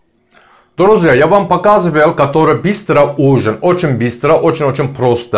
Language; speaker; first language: Russian; non-native, learner; Turkish